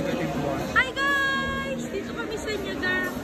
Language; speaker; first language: Filipino; native; Filipino